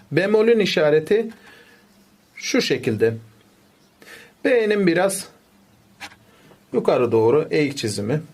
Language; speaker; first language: Turkish; native; Turkish